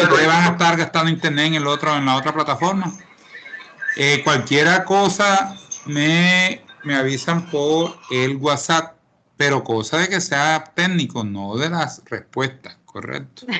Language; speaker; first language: Spanish; native; Spanish